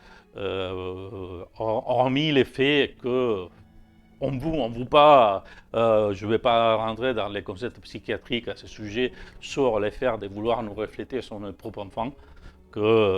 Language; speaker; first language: French; native; French